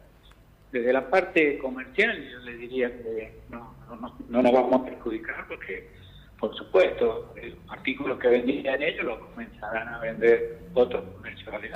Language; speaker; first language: Spanish; native; Spanish